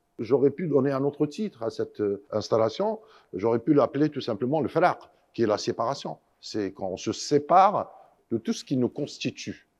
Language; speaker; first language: French; non-native, local second language; Arabic